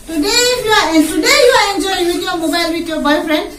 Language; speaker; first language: English; non-native, local second language; Assamese